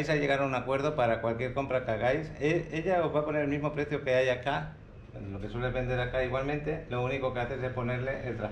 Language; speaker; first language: Spanish; native; Spanish